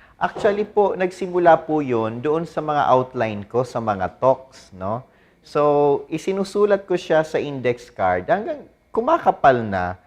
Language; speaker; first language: Filipino; non-native, local second language; Bikol